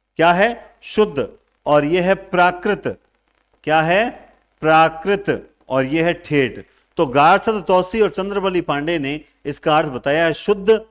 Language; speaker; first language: Hindi; native; Hindi